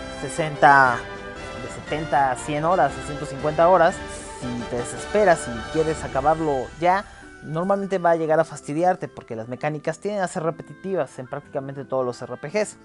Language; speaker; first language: Spanish; native; Spanish